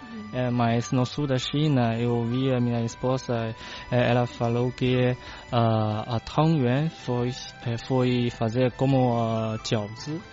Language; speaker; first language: Portuguese; non-native, learner; Chinese